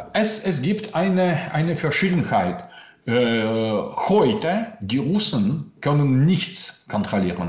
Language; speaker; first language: German; non-native, learner; Russian